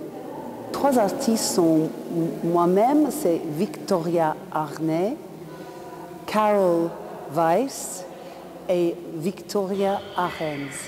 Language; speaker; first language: French; non-native, fluent; English